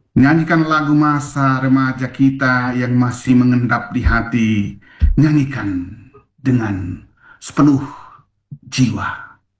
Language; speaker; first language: Malay; non-native, local second language; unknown